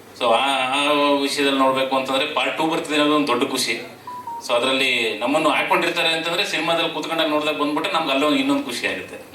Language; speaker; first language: Kannada; native; Kannada